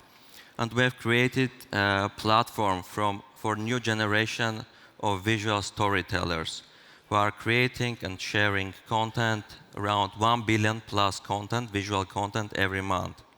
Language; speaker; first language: English; non-native, fluent; Armenian